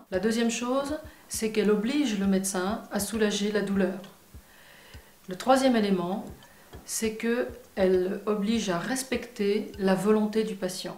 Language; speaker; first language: French; native; French